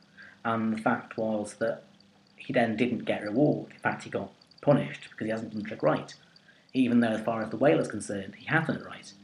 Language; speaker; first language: English; native; English